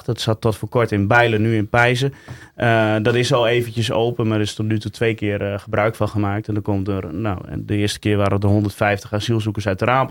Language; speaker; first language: Dutch; native; Dutch